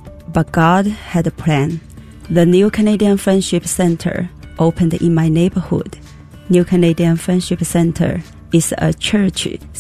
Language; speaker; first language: English; non-native, fluent; Chinese